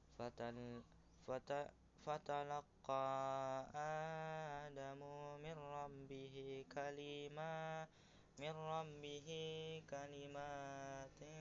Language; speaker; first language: Arabic; non-native, learner; Indonesian